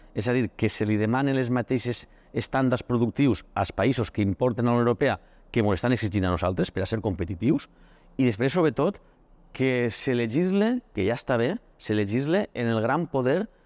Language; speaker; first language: Catalan; native; Catalan